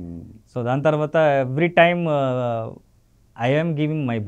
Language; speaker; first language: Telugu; non-native, learner; Kannada